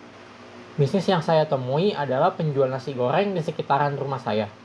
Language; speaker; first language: Indonesian; native; Indonesian